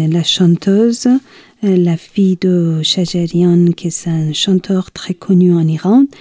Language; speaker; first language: French; non-native, fluent; Persian